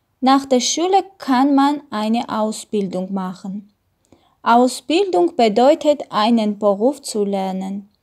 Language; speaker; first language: German; non-native, learner; Armenian